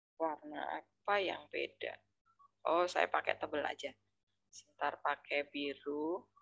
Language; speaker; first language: Indonesian; native; Indonesian